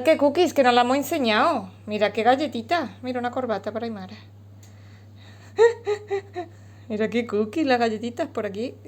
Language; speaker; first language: Spanish; native; Spanish